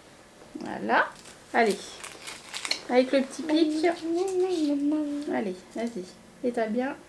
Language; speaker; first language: French; native; French